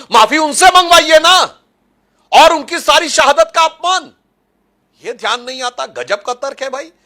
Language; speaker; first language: Hindi; native; Hindi